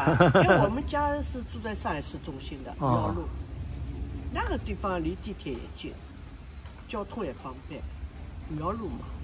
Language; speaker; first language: Chinese; non-native, local second language; Wu Chinese